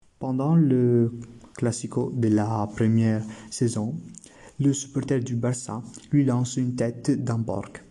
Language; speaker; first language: French; non-native, learner; Italian